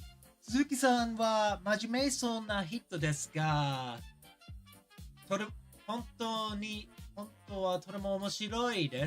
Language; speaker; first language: Japanese; non-native, learner; English